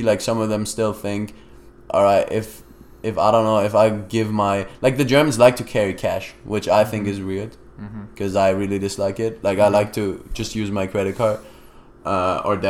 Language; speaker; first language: English; non-native, fluent; German